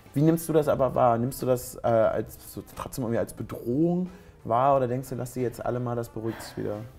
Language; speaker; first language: German; native; German